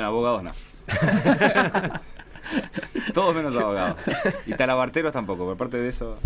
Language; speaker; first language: Spanish; native; Spanish